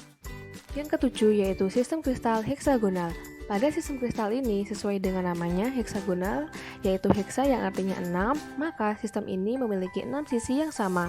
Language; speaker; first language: Indonesian; native; Indonesian